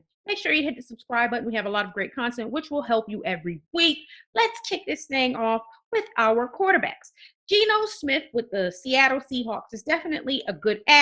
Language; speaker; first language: English; native; English